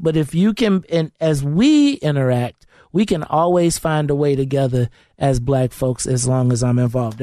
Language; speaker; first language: English; native; English